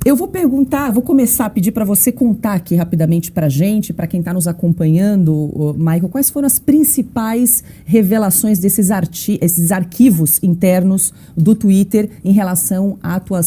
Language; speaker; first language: Portuguese; native; Portuguese